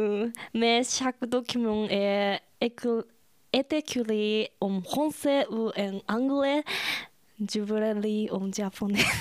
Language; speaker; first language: French; non-native, learner; Japanese